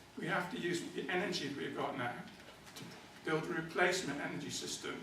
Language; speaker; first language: English; native; English